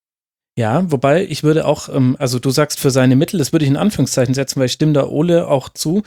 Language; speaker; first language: German; native; German